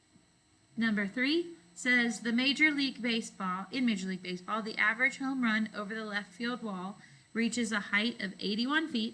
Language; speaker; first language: English; native; English